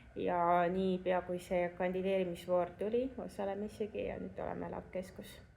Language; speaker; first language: Estonian; non-native, local second language; Russian